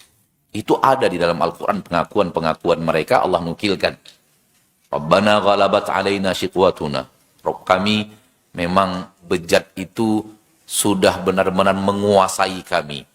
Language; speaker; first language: Indonesian; native; Indonesian